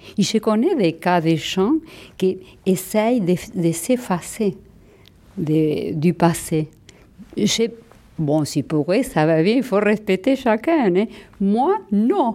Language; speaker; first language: French; non-native, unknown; Spanish